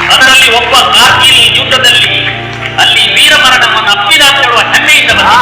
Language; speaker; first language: Kannada; non-native, local second language; Kodava